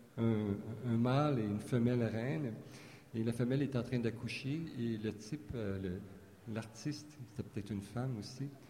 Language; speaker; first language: French; native; French